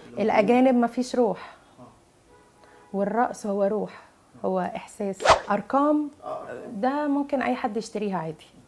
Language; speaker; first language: Egyptian Arabic; early bilingual, heritage; Italian